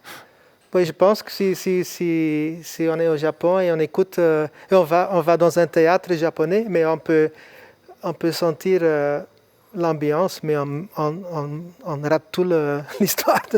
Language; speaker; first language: French; non-native, local second language; Dutch